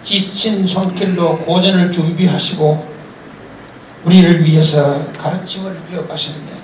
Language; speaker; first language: Korean; native; Korean